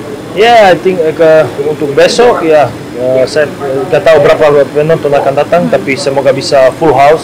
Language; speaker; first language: Indonesian; non-native, fluent; Serbian